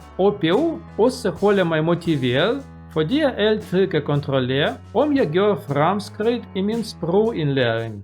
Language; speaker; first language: Danish; non-native, learner; Russian